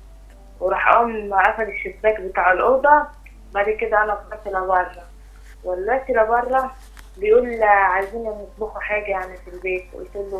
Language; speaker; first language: Arabic; native; Arabic